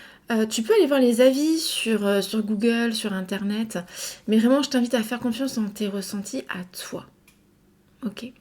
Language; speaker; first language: French; native; French